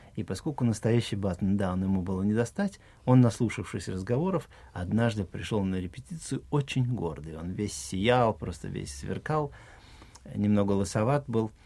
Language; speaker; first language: Russian; native; Russian